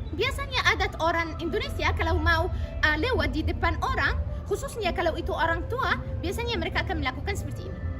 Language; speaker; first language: Indonesian; non-native, fluent; Arabic